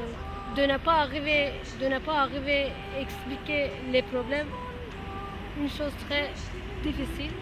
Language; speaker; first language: French; non-native, learner; Kurdish